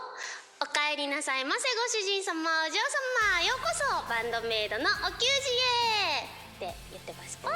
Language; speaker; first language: Japanese; native; Japanese